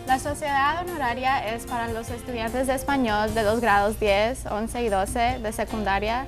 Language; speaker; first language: Spanish; early bilingual, heritage; Spanish